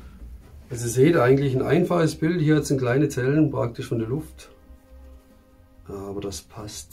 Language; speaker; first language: German; native; German